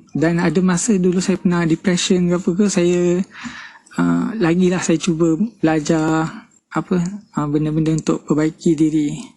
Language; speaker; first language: Malay; non-native, local second language; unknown